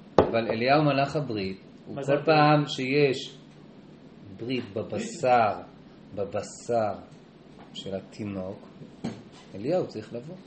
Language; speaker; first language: Hebrew; native; Hebrew